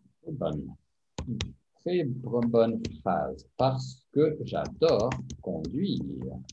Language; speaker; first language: French; non-native, learner; English